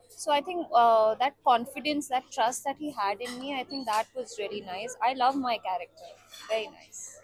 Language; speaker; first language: English; non-native, local second language; Bangla